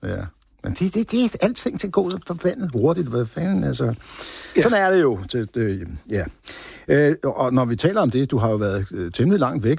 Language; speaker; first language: Danish; native; Danish